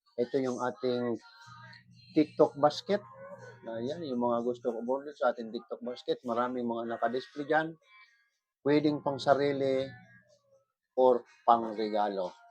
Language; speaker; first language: Filipino; non-native, local second language; Bikol